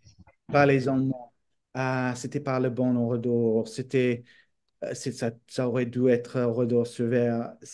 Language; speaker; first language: French; non-native, fluent; English